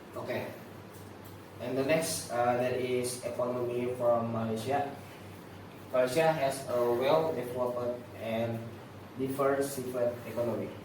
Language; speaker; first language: English; non-native, learner; Indonesian